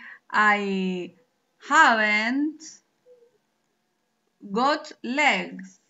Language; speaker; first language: English; non-native, learner; Spanish